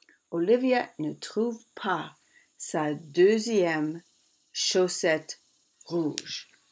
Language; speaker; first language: French; non-native, learner; English